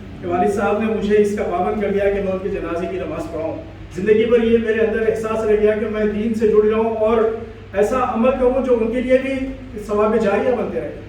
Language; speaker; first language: Urdu; native; Urdu